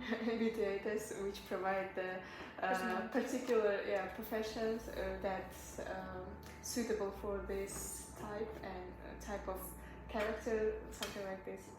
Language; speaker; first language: English; non-native, learner; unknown